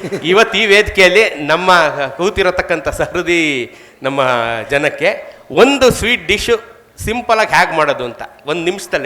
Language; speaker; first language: Kannada; native; Kannada